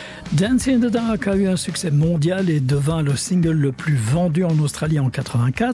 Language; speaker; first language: French; native; French